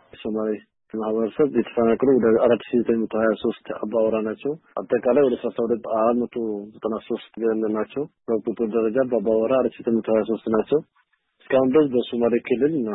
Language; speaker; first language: Amharic; non-native, local second language; Somali